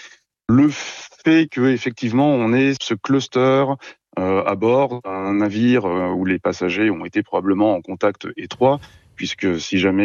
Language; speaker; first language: French; native; French